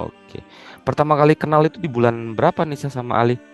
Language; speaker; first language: Indonesian; native; Indonesian